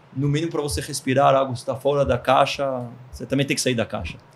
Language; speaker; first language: Portuguese; early bilingual, other home language; Hebrew